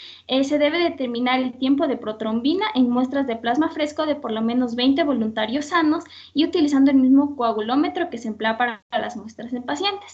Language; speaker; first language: Spanish; native; Spanish